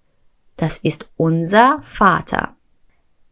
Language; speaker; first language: German; non-native, fluent; Persian